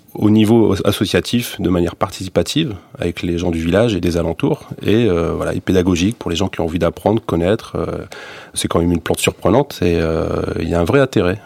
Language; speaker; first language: French; native; French